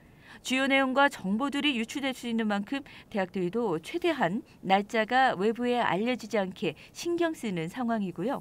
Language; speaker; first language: Korean; native; Korean